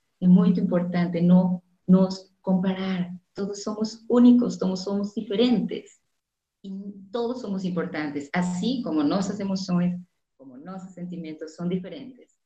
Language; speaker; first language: Spanish; non-native, fluent; Portuguese